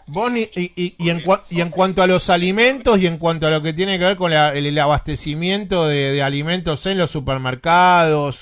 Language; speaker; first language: Spanish; native; Spanish